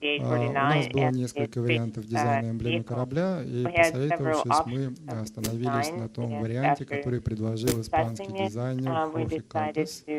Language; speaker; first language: Russian; native; Russian